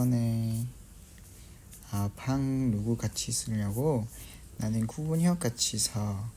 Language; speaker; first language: Korean; non-native, fluent; Vietnamese